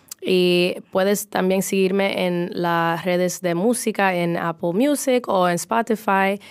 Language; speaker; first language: Spanish; early bilingual, heritage; Spanish